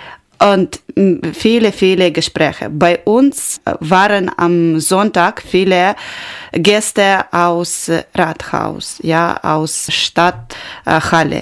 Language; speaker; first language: German; non-native, learner; Ukrainian